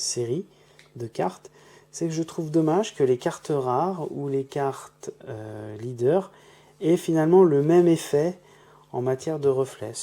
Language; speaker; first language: French; native; French